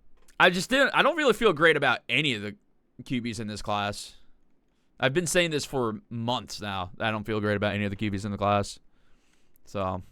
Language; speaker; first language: English; native; English